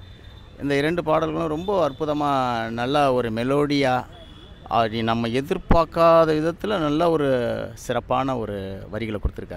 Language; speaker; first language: Tamil; native; Tamil